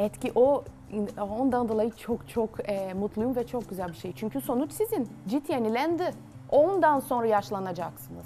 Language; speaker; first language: Turkish; non-native, learner; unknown